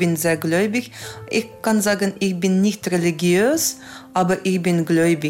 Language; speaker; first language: German; non-native, fluent; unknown